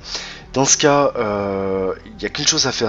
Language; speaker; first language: French; native; French